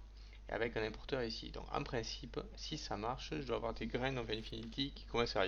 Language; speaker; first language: French; native; French